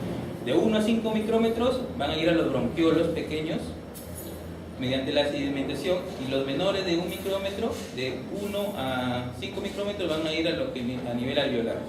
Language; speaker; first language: Spanish; native; Spanish